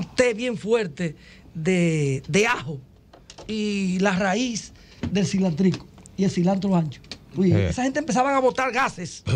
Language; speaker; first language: Spanish; native; Spanish